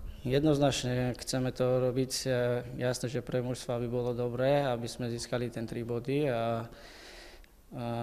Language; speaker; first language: Slovak; non-native, learner; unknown